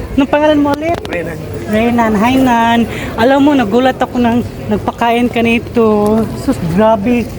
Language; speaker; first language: Filipino; native; Filipino